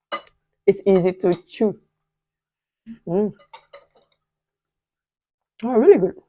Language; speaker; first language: English; non-native, learner; Indonesian